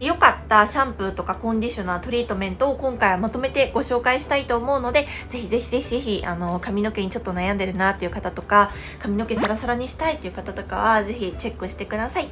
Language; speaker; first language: Japanese; non-native, fluent; Korean